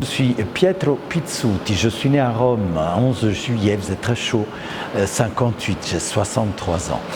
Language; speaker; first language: French; non-native, fluent; Italian